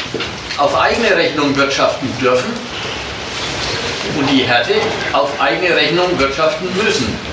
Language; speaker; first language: German; native; German